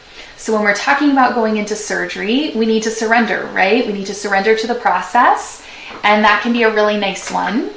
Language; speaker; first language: English; native; English